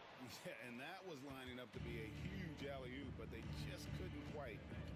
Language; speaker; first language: English; native; English